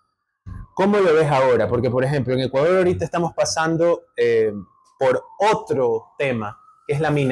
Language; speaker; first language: Spanish; native; Spanish